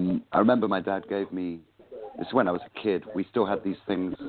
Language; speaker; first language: English; native; English